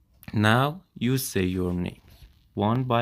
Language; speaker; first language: English; non-native, fluent; Persian